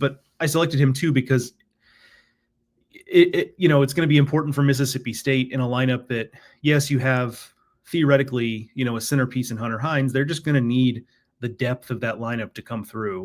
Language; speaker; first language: English; native; English